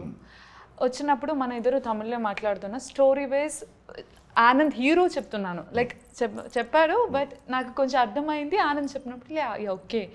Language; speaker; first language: Telugu; non-native, learner; Malayalam